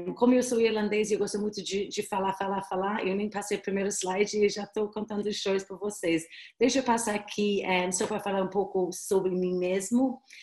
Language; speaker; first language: Portuguese; non-native, fluent; English